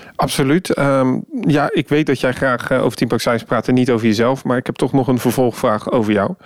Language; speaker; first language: Dutch; native; Dutch